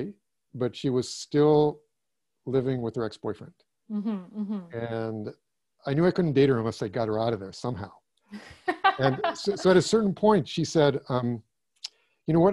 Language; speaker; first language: English; early bilingual, other home language; German